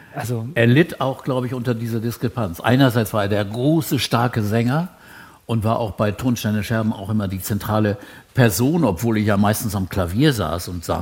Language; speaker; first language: German; native; German